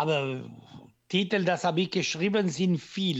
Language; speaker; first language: German; non-native, fluent; Italian